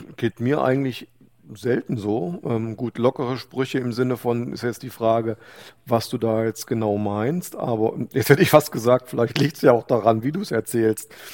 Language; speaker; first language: German; native; German